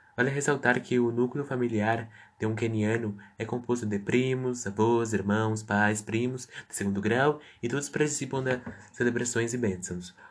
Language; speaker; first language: Portuguese; non-native, fluent; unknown